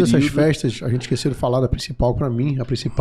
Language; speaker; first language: Portuguese; native; Portuguese